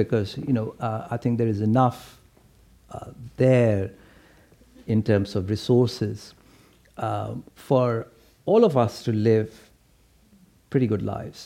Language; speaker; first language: English; non-native, local second language; Hindi